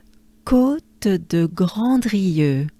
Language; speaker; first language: French; native; French